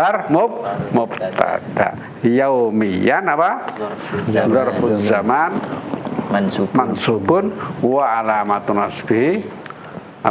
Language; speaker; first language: Arabic; non-native, fluent; Indonesian